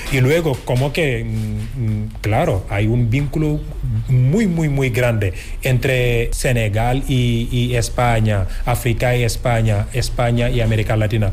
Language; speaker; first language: Spanish; non-native, fluent; Wolof